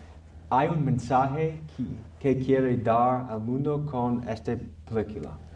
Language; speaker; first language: Spanish; non-native, learner; English